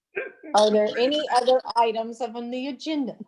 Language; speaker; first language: English; native; English